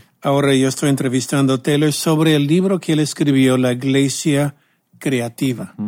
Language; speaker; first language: Spanish; non-native, fluent; English